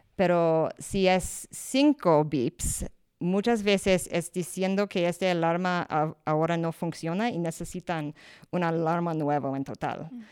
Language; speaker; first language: Spanish; non-native, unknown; English